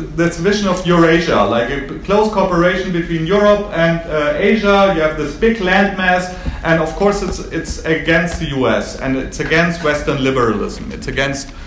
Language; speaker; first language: English; non-native, fluent; German